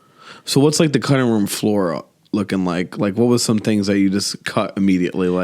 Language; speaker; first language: English; native; English